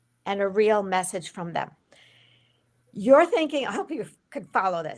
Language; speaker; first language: English; native; English